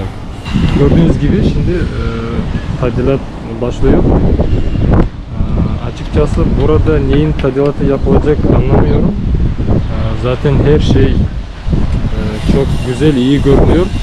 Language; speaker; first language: Turkish; non-native, learner; Bashkir